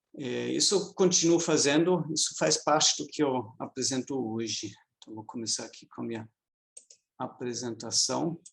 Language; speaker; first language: Portuguese; non-native, fluent; German